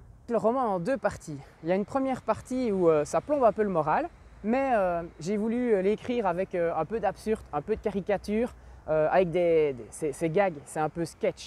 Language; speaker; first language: French; native; French